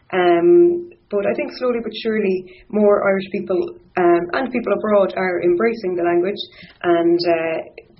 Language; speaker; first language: English; non-native, local second language; Irish